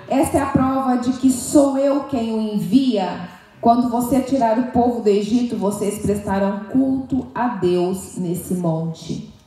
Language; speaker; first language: Portuguese; native; Portuguese